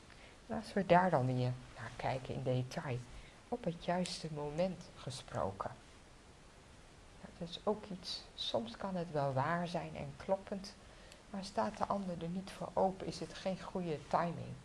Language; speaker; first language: Dutch; native; Dutch